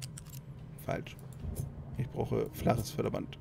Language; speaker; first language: German; native; German